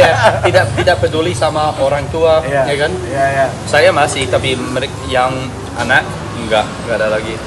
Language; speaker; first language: Indonesian; non-native, fluent; English